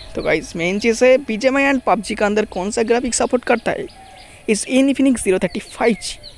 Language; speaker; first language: Hindi; non-native, local second language; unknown